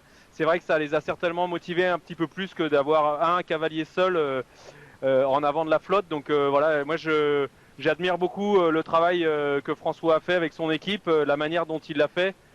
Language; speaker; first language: French; native; French